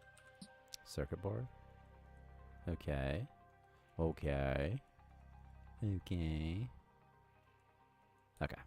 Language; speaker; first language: English; native; English